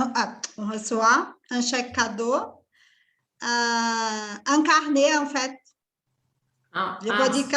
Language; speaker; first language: French; non-native, fluent; Portuguese